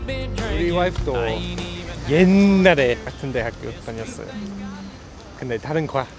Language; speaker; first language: Korean; non-native, fluent; English